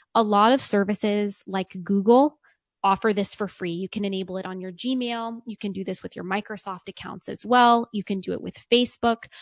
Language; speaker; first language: English; native; English